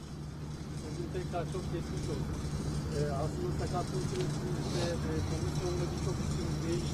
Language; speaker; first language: Turkish; native; Turkish